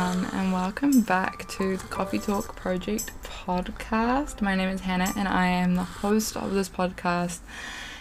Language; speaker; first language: English; native; English